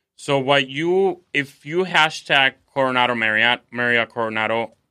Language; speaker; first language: English; non-native, fluent; Spanish